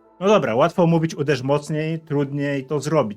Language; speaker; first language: Polish; native; Polish